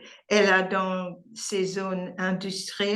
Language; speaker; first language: French; non-native, learner; English